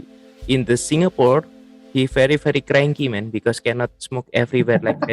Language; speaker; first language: English; non-native, learner; Indonesian